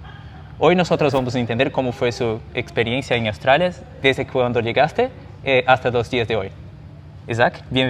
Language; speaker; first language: Spanish; non-native, learner; Portuguese